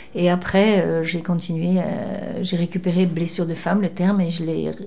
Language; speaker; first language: French; native; French